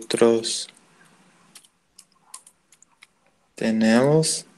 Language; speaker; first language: Spanish; non-native, learner; Portuguese